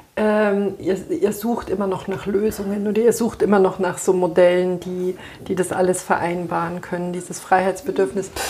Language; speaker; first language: German; native; German